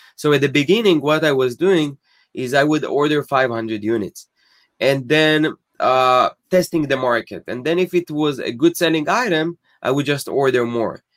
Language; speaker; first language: English; non-native, fluent; Hebrew